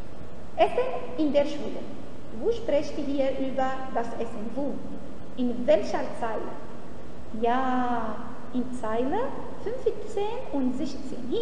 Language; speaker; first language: German; non-native, fluent; Arabic